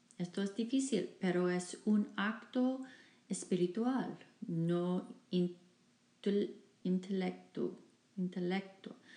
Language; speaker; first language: Spanish; non-native, fluent; English